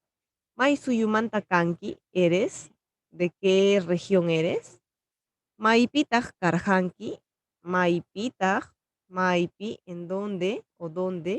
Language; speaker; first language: Spanish; non-native, local second language; Quechua